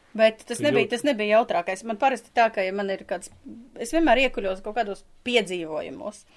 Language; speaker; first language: Latvian; native; Latvian